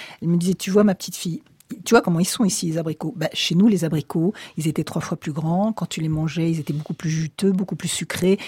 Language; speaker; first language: French; native; French